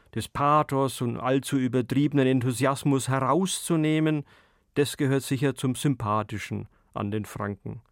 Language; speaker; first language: German; native; German